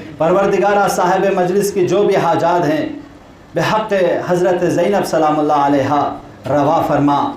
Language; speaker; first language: Urdu; non-native, local second language; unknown